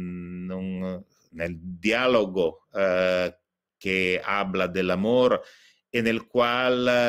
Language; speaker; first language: Spanish; non-native, fluent; Italian